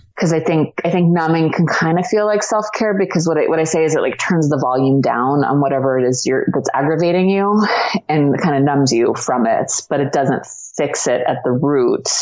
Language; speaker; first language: English; native; English